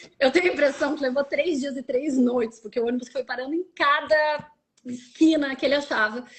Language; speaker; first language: Portuguese; native; Portuguese